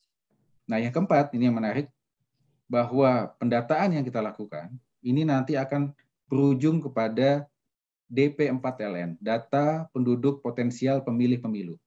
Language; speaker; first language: Indonesian; native; Indonesian